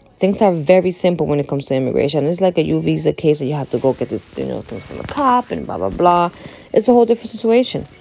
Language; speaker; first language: English; early bilingual, other home language; Spanish